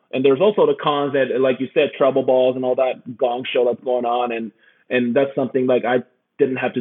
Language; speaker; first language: English; early bilingual, other home language; Korean